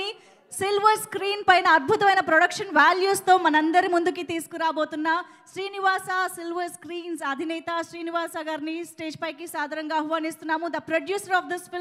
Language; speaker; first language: Telugu; native; Telugu